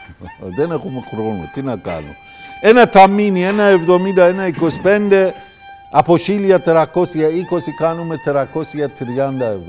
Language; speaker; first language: Greek; non-native, learner; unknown